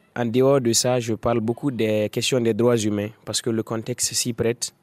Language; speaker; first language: French; non-native, local second language; Fula